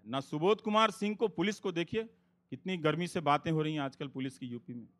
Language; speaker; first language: Hindi; native; Hindi